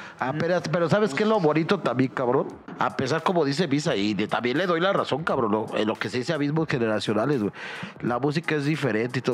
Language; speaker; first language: Spanish; native; Spanish